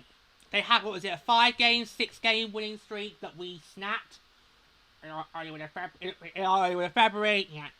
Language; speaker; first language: English; native; English